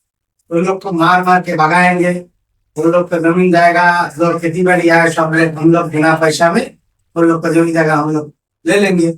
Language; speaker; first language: Hindi; non-native, local second language; Bangla